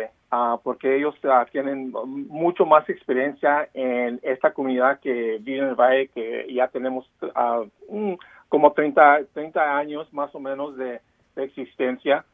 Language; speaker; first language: Spanish; early bilingual, heritage; Spanish